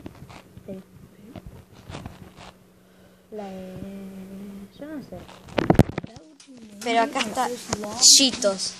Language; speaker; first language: Spanish; early bilingual, heritage; Spanish